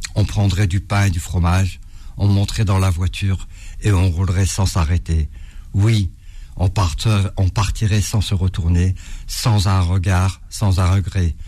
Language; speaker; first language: French; early bilingual, other home language; Arabic